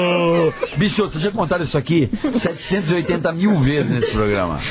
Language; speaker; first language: Portuguese; native; Portuguese